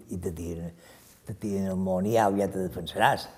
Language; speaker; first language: Catalan; native; Catalan